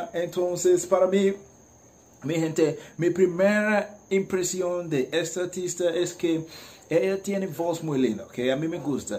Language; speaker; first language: Spanish; non-native, learner; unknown